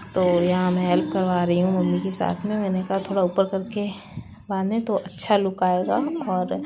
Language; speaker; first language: Hindi; native; Hindi